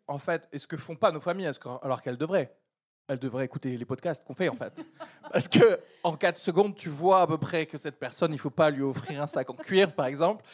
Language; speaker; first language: French; early bilingual, other home language; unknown